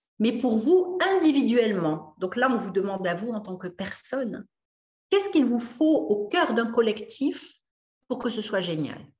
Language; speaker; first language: French; native; French